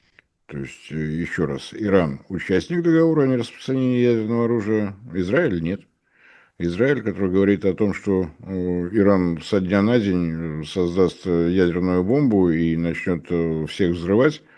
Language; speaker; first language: Russian; native; Russian